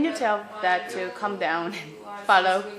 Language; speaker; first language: English; non-native, fluent; Korean